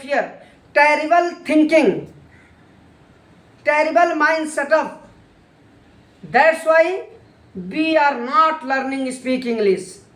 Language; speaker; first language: English; non-native, learner; Hindi